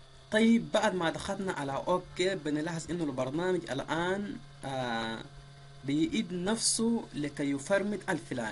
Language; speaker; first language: Arabic; native; Arabic